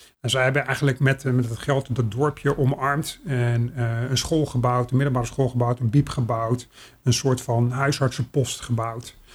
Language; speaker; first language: Dutch; native; Dutch